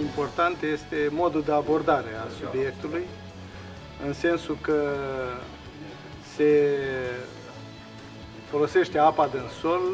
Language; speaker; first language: Romanian; native; Romanian